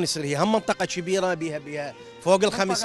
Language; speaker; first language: Arabic; native; Arabic